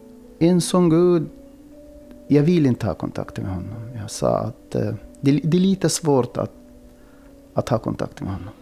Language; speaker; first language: Swedish; non-native, fluent; Arabic